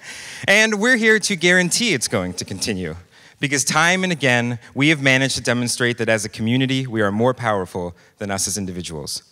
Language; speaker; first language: English; native; English